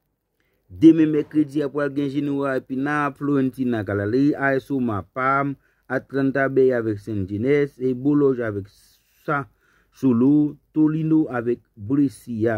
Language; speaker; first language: French; non-native, learner; Haitian Creole